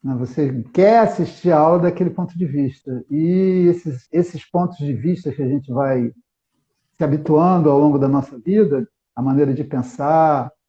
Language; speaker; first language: Portuguese; native; Portuguese